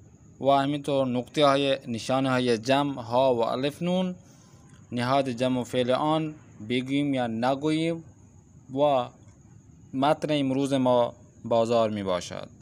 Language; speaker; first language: Persian; non-native, fluent; Urdu